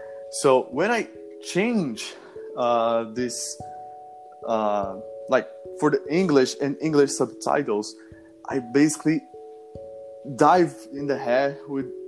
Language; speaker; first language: English; non-native, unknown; Portuguese